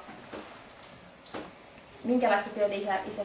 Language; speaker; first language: Finnish; native; Finnish